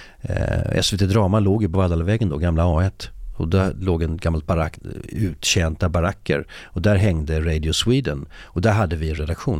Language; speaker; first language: Swedish; native; Swedish